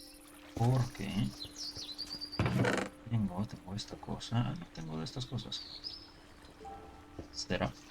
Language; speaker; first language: Spanish; early bilingual, heritage; Spanish